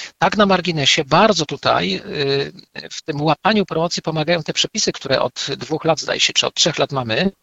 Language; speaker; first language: Polish; native; Polish